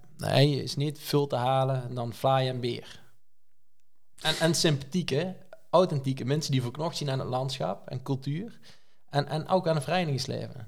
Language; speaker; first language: Dutch; native; Dutch